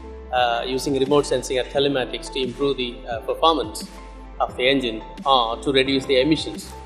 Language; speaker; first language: English; non-native, fluent; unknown